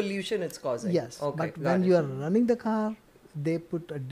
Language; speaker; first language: English; non-native, local second language; Hindi